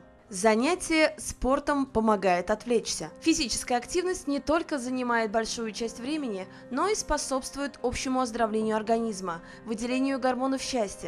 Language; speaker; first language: Russian; native; Russian